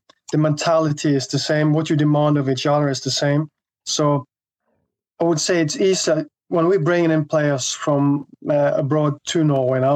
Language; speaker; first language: English; non-native, fluent; Norwegian